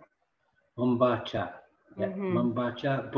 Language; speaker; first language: Indonesian; non-native, learner; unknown